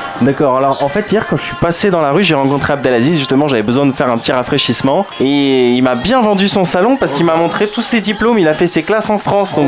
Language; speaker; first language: French; native; French